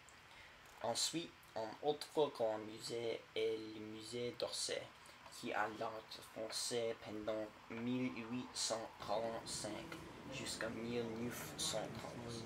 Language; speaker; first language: French; non-native, learner; English